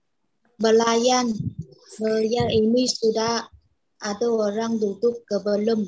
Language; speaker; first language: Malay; non-native, learner; Vietnamese